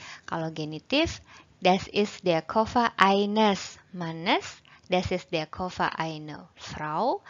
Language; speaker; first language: German; non-native, fluent; Indonesian